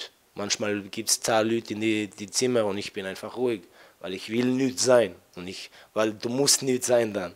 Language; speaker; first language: German; non-native, fluent; French